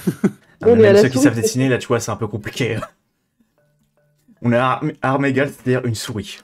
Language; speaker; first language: French; native; French